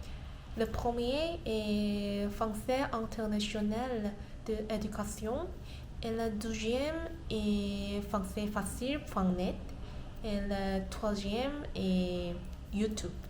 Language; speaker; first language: French; non-native, learner; Korean